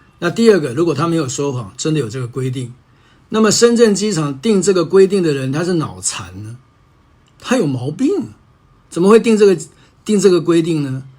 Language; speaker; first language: Chinese; native; Chinese